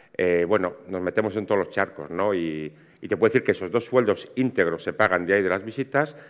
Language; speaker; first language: Spanish; native; Spanish